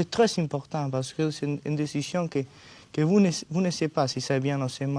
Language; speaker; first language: French; non-native, learner; Spanish